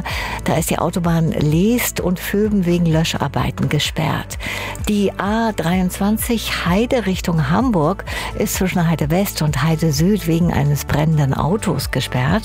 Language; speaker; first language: German; native; German